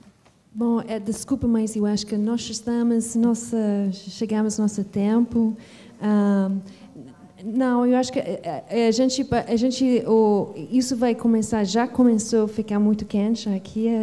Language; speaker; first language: Portuguese; non-native, fluent; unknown